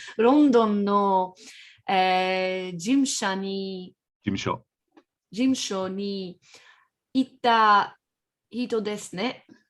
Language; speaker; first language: Japanese; non-native, learner; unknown